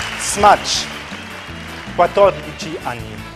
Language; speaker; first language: Italian; non-native, local second language; German